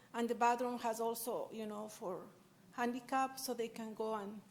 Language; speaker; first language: English; non-native, fluent; Spanish